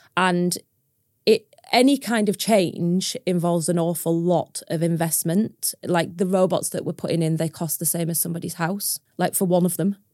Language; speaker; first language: English; native; English